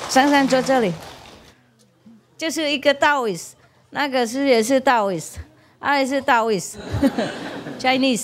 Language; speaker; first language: Chinese; non-native, fluent; Vietnamese